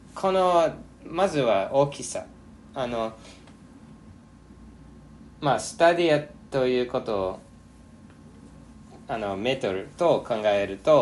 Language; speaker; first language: Japanese; non-native, fluent; English